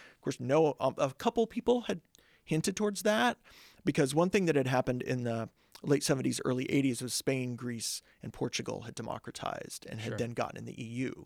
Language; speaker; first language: English; native; English